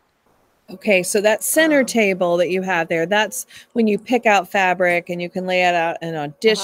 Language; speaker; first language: English; native; English